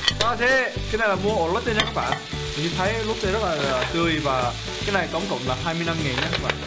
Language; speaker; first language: Vietnamese; non-native, fluent; Korean